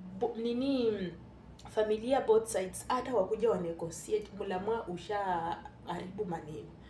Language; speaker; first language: Swahili; non-native, local second language; Luyia